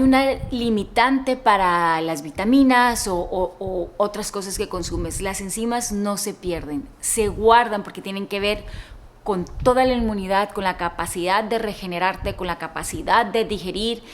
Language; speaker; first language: Spanish; native; Spanish